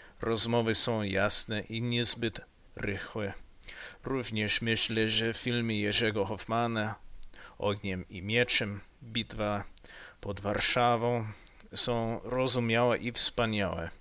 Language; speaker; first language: Polish; non-native, learner; English